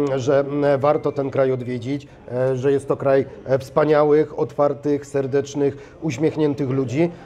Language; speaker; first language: Polish; native; Polish